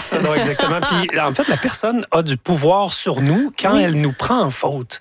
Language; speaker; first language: French; native; French